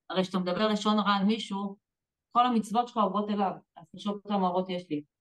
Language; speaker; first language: Hebrew; native; Hebrew